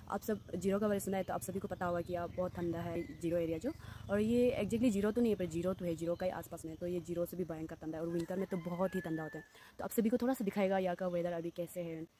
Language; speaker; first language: Hindi; non-native, local second language; Nyishi